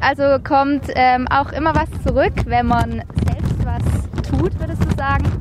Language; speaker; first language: German; native; German